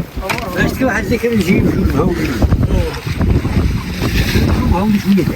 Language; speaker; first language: Arabic; native; Arabic